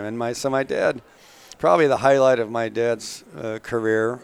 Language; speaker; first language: English; native; English